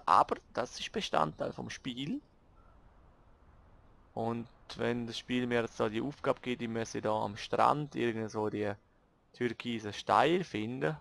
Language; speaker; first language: German; native; German